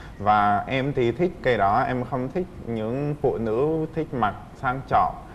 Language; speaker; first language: Vietnamese; non-native, fluent; Czech